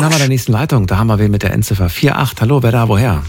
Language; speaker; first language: German; native; German